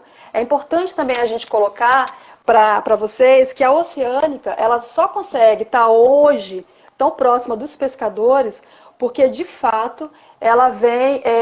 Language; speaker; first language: Portuguese; native; Portuguese